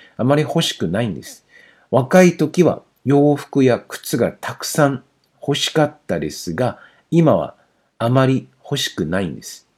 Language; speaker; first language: Japanese; non-native, fluent; Chinese